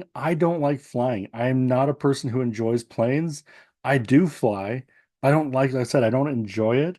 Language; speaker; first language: English; native; English